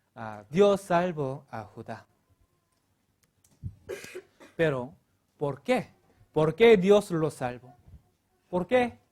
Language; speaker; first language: Spanish; non-native, learner; Korean